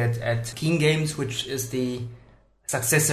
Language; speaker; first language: English; non-native, fluent; Chinese